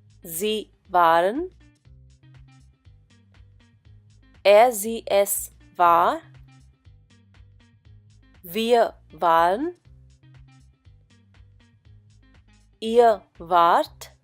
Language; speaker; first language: German; non-native, fluent; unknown